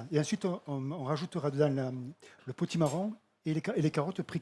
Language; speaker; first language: French; native; French